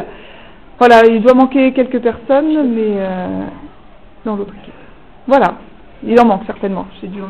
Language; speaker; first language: French; native; French